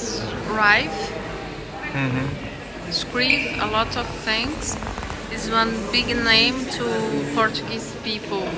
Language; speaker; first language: English; non-native, learner; Portuguese